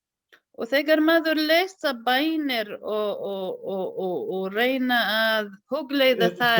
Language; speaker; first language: Icelandic; non-native, learner; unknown